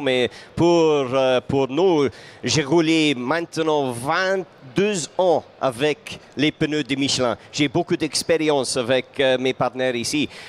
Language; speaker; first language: French; non-native, fluent; English